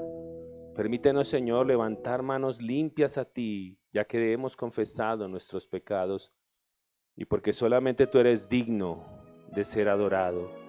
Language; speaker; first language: Spanish; native; Spanish